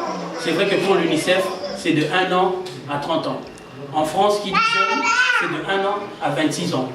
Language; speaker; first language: French; non-native, local second language; Lingala